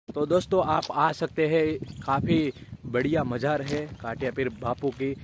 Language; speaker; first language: Hindi; non-native, local second language; Gujarati